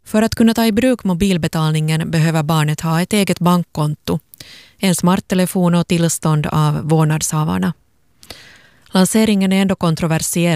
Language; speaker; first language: Swedish; native; Swedish